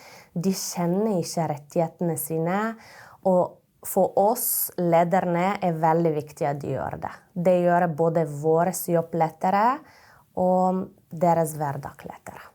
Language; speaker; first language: Norwegian; non-native, fluent; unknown